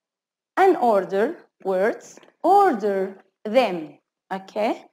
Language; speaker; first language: English; non-native, fluent; Arabic